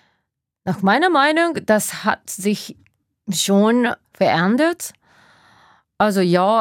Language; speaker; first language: German; non-native, fluent; Japanese